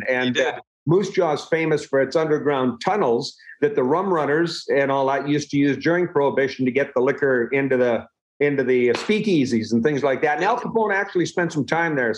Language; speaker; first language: English; native; English